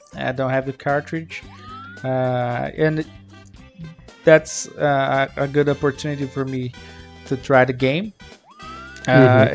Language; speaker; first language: English; non-native, fluent; Portuguese